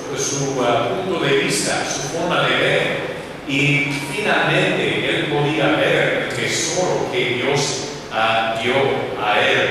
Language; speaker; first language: Spanish; non-native, learner; English